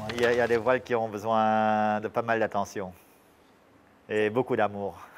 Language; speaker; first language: French; native; French